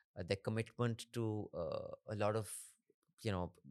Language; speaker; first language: English; non-native, local second language; Hindi